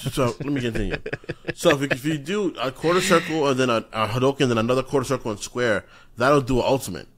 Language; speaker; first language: English; native; English